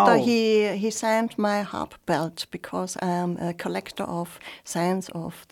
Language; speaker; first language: English; non-native, fluent; German